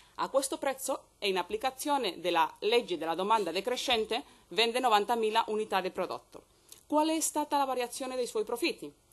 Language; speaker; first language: Italian; non-native, fluent; Spanish